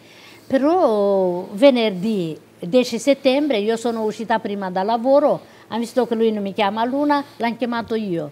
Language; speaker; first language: Italian; non-native, local second language; Romanian